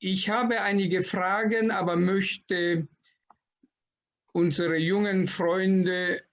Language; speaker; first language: German; non-native, fluent; Italian